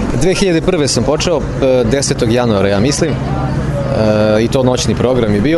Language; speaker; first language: Serbian; native; Serbian